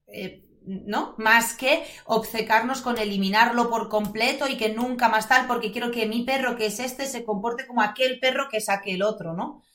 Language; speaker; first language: Spanish; non-native, fluent; Polish